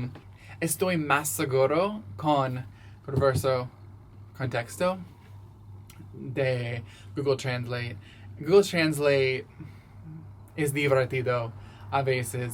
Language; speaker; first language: Spanish; non-native, learner; English